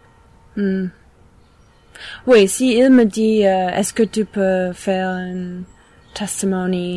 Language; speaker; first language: French; non-native, learner; English